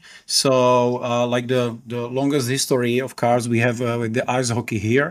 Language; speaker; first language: English; non-native, fluent; Czech